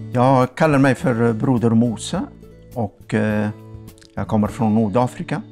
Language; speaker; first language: Swedish; non-native, fluent; Arabic